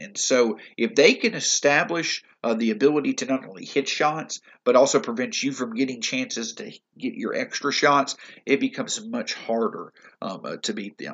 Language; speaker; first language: English; native; English